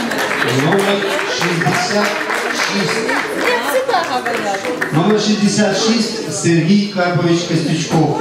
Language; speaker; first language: Ukrainian; native; Ukrainian